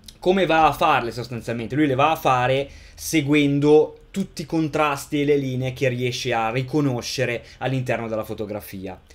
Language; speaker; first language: Italian; native; Italian